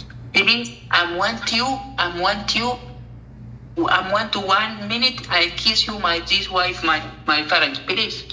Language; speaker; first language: English; non-native, learner; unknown